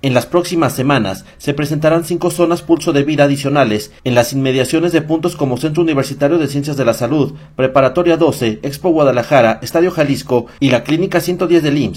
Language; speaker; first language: Spanish; native; Spanish